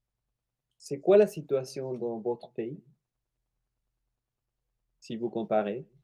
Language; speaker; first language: French; non-native, fluent; Spanish